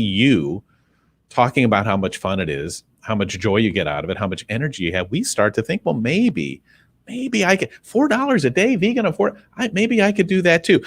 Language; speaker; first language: English; native; English